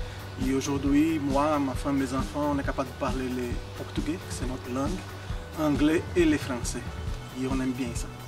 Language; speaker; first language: French; non-native, fluent; Portuguese